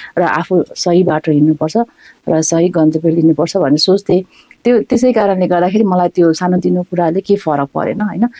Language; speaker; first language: Nepali; non-native, local second language; Sherpa